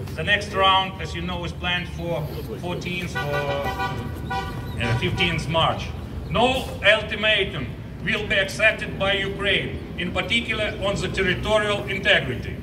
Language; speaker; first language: English; non-native, fluent; Ukrainian